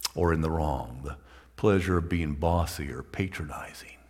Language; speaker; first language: English; native; English